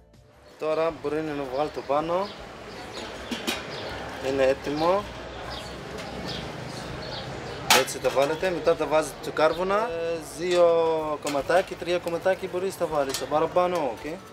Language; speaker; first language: Greek; non-native, learner; Arabic